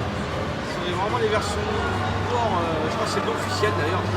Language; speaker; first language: French; native; French